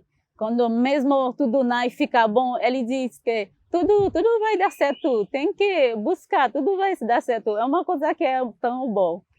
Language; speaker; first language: Portuguese; non-native, learner; Haitian Creole